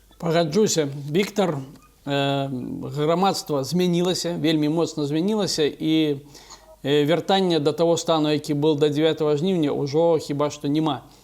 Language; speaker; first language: Belarusian; non-native, local second language; Russian